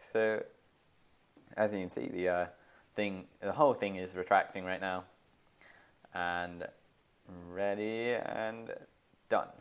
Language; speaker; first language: English; native; English